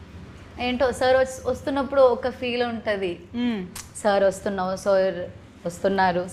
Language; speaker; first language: Telugu; non-native, learner; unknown